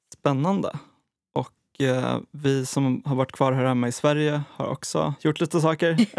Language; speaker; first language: Swedish; native; Swedish